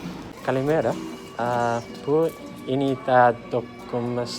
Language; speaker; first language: Greek; non-native, learner; English